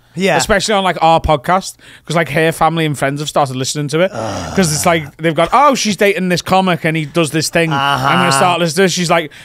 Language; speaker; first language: English; native; English